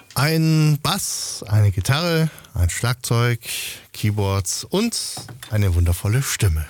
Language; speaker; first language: German; native; German